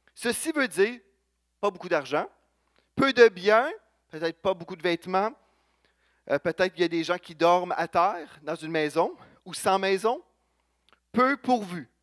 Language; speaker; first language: French; native; French